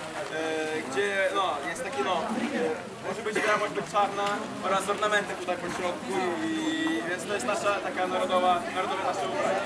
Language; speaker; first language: Polish; non-native, learner; Ukrainian